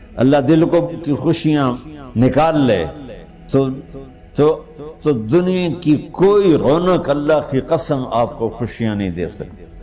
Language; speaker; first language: Urdu; non-native, local second language; Punjabi